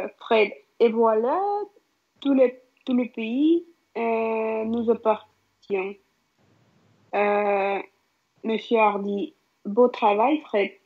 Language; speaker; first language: French; non-native, learner; Russian